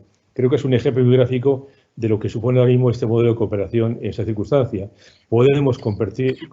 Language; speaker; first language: Spanish; native; Spanish